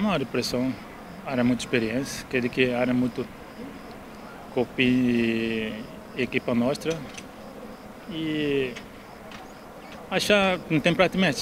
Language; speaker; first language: Romanian; non-native, learner; Portuguese